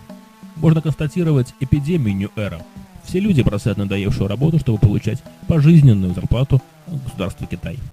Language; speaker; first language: Russian; native; Russian